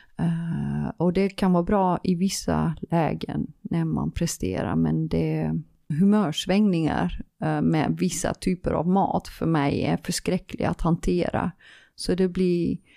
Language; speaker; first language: Swedish; non-native, fluent; Dutch